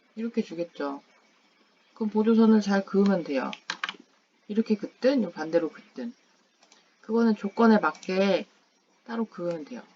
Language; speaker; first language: Korean; non-native, fluent; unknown